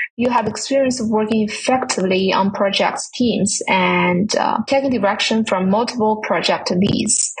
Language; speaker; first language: English; non-native, fluent; Chinese